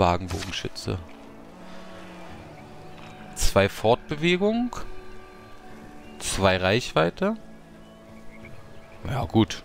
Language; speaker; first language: German; native; German